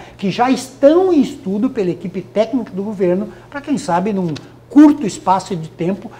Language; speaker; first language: Portuguese; native; Portuguese